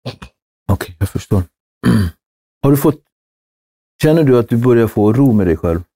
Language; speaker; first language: Swedish; native; Swedish